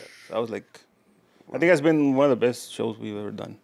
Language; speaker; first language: English; early bilingual, other home language; Spanish